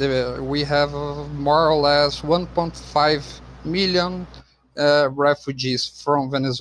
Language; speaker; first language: English; non-native, fluent; Portuguese